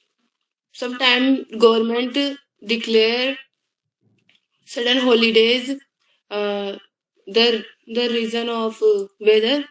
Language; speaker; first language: English; non-native, learner; Hindi